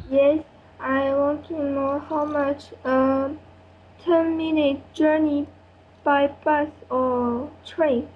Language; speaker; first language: English; non-native, learner; French